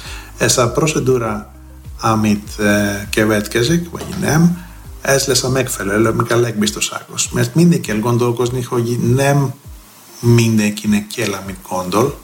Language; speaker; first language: Hungarian; non-native, fluent; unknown